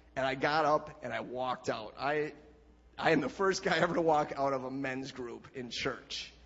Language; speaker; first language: English; native; English